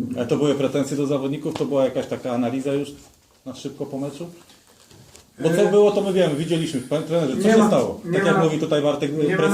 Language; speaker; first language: Polish; native; Polish